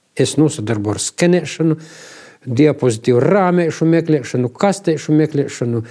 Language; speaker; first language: Latvian; native; Latvian